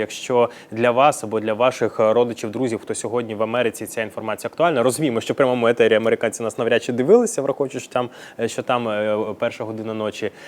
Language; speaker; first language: Ukrainian; native; Ukrainian